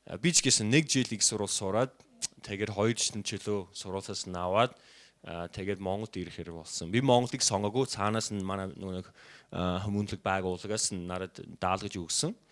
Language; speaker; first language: Mongolian; non-native, fluent; English